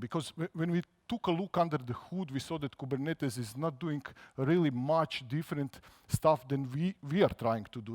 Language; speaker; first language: English; non-native, fluent; Croatian